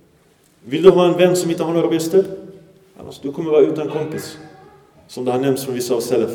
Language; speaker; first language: Swedish; early bilingual, other home language; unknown